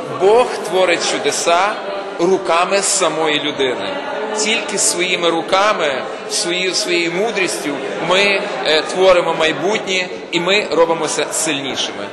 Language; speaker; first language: Ukrainian; native; Ukrainian